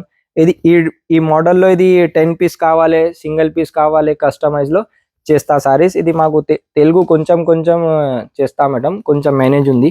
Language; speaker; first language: Telugu; non-native, local second language; Urdu